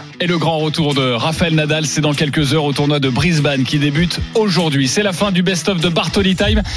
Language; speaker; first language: French; native; French